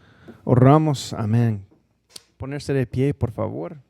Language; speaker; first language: Spanish; non-native, fluent; English